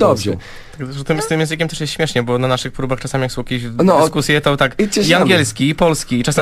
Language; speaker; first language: Polish; native; Polish